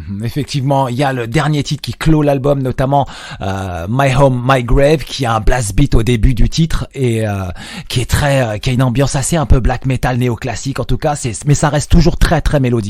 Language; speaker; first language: French; native; French